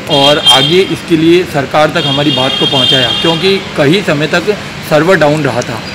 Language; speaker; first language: Hindi; native; Hindi